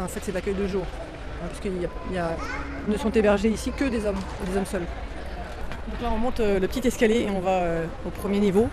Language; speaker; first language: French; native; French